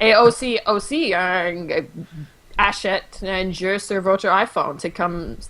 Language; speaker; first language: French; non-native, local second language; English